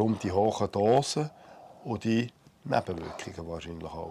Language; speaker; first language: German; native; German